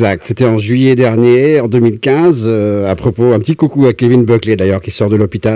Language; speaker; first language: French; native; French